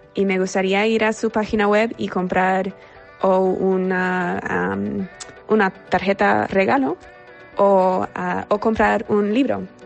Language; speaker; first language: Spanish; non-native, fluent; English